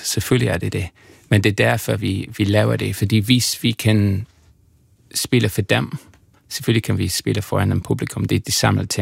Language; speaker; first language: Danish; non-native, fluent; English